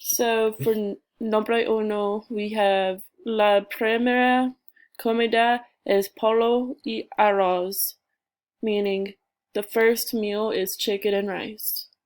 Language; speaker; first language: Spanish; non-native, learner; English